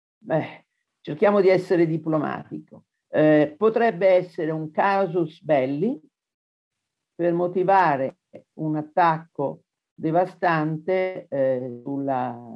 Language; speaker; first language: Italian; native; Italian